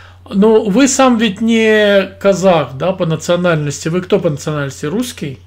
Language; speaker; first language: Russian; native; Russian